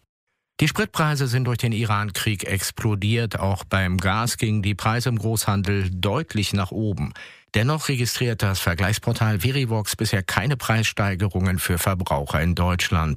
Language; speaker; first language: German; native; German